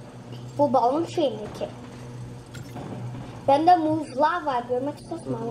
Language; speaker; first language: Turkish; early bilingual, heritage; Turkish